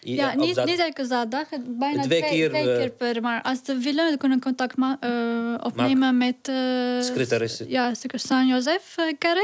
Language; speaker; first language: Dutch; non-native, learner; Arabic